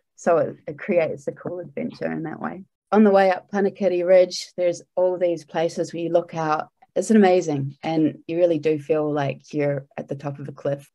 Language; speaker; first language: English; native; English